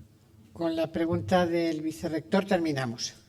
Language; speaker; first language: Spanish; native; Spanish